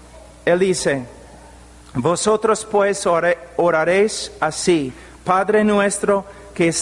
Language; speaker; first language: Spanish; non-native, fluent; English